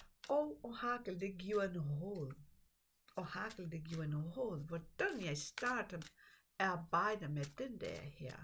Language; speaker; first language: Danish; non-native, fluent; Portuguese